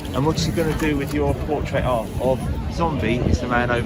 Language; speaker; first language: English; native; English